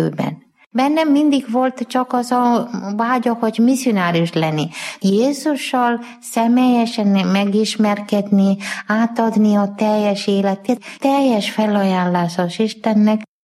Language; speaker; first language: Hungarian; non-native, fluent; Malayalam